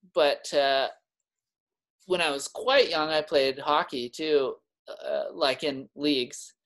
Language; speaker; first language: English; native; English